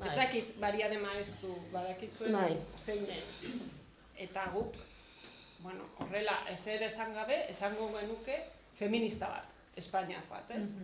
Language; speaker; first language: Basque; non-native, fluent; Catalan